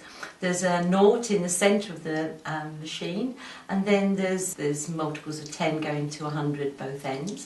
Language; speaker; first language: English; native; English